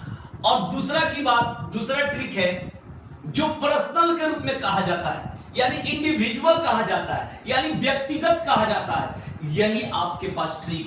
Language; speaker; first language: Hindi; native; Hindi